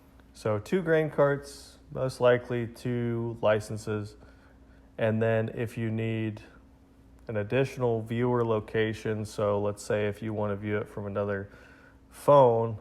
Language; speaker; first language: English; native; English